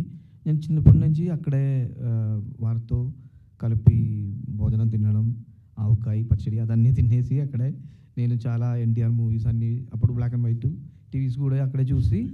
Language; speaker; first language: Telugu; non-native, local second language; Malayalam